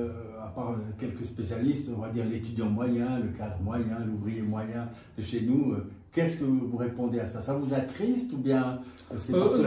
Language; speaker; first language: French; native; French